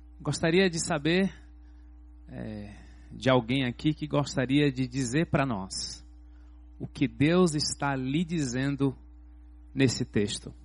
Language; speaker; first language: Portuguese; native; Portuguese